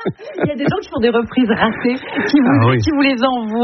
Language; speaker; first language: French; native; French